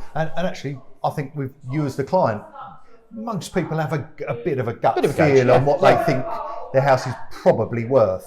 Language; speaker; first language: English; native; English